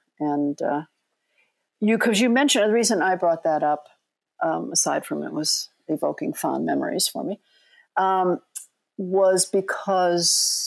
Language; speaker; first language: English; native; English